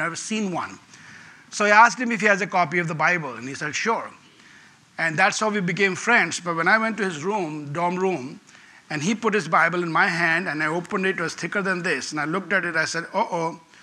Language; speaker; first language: English; non-native, local second language; Punjabi